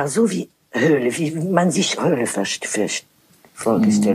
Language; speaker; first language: German; non-native, fluent; French